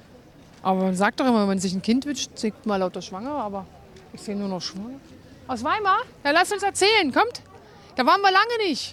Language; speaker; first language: German; native; German